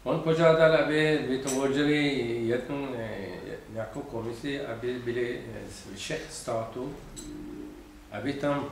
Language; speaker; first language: Czech; non-native, fluent; Persian